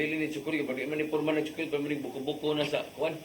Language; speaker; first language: Cebuano; native; Cebuano